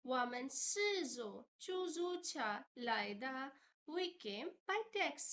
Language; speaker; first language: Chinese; non-native, fluent; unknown